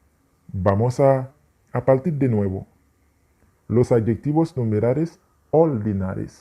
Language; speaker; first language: Spanish; non-native, fluent; Haitian Creole